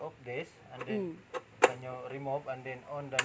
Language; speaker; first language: English; non-native, local second language; Cebuano